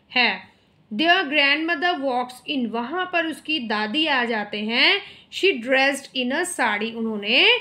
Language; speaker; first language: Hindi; native; Hindi